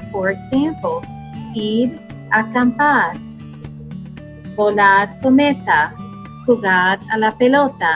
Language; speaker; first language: Spanish; non-native, fluent; English